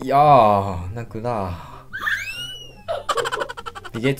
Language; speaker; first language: German; non-native, learner; Japanese